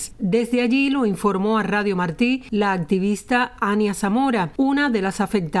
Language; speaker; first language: Spanish; native; Spanish